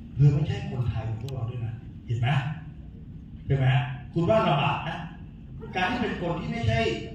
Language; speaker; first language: Thai; native; Thai